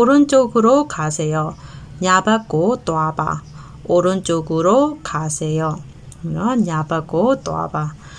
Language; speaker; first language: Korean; non-native, fluent; Burmese